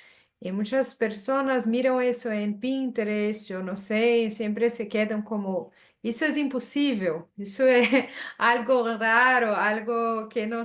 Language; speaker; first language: Spanish; non-native, learner; Portuguese